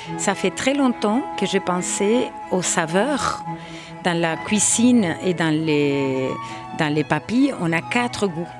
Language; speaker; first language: French; non-native, fluent; Spanish